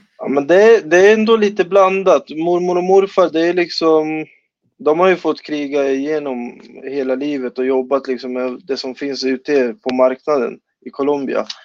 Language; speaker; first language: Swedish; early bilingual, other home language; Spanish